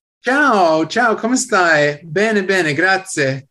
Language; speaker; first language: Italian; non-native, learner; English